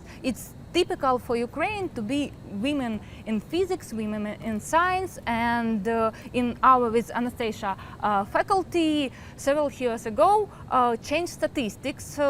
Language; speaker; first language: English; non-native, learner; Ukrainian